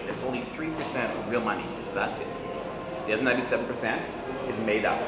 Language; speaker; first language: English; native; English